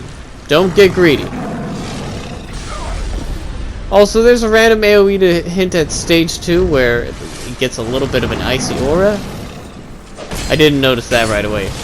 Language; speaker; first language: English; native; English